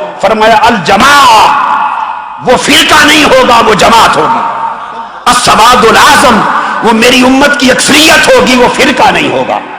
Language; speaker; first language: Urdu; non-native, local second language; Punjabi